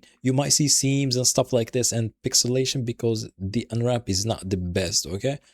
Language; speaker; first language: English; non-native, fluent; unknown